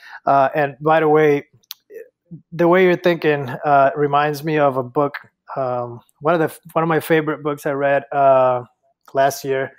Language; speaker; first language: English; non-native, fluent; Spanish